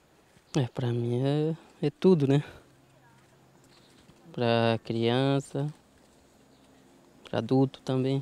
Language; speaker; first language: Portuguese; non-native, local second language; Guarani